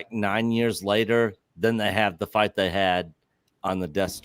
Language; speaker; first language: English; native; English